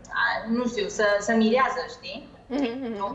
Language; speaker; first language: Romanian; early bilingual, heritage; Spanish